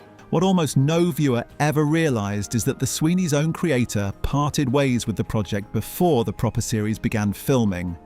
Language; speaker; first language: English; native; English